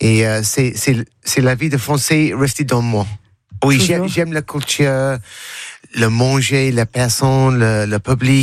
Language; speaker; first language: French; non-native, learner; English